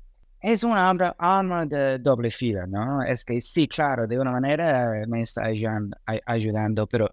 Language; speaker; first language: Spanish; non-native, fluent; English